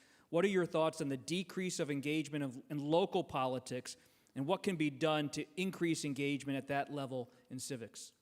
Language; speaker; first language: English; native; English